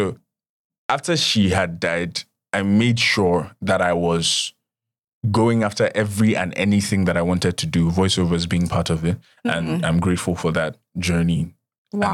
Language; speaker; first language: English; non-native, local second language; Yoruba